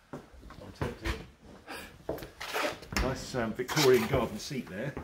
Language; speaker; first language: English; native; English